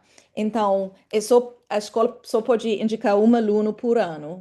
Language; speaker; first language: Portuguese; non-native, fluent; English